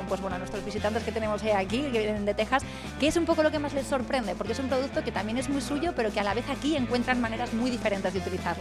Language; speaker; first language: Spanish; native; Spanish